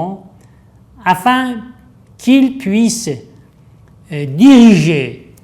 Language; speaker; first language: French; non-native, fluent; Persian